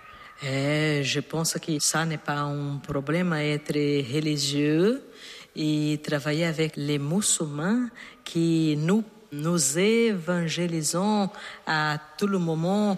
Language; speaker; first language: French; non-native, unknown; Portuguese